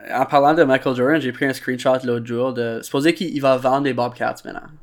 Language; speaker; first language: French; native; French